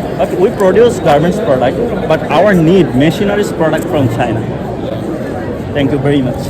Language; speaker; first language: English; non-native, local second language; Bangla